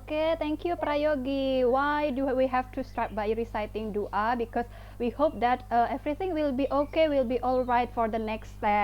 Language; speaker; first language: English; non-native, fluent; Indonesian